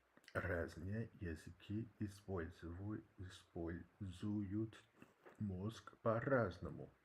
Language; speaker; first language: Russian; non-native, learner; English